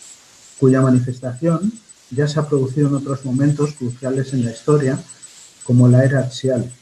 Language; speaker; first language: Spanish; native; Spanish